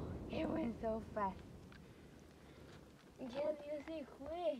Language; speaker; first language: Spanish; early bilingual, heritage; Spanish